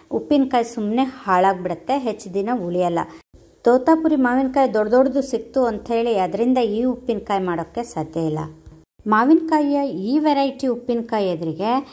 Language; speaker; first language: Kannada; non-native, local second language; Konkani